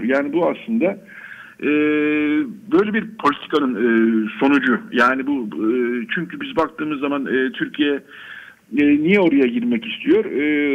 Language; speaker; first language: Turkish; native; Turkish